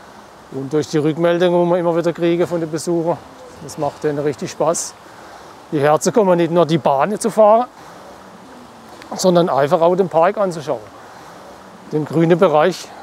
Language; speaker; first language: German; native; German